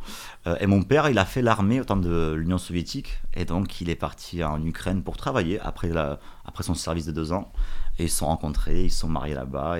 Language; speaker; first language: French; early bilingual, other home language; Russian